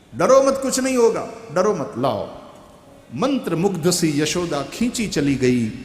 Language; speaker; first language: Hindi; non-native, local second language; Gujarati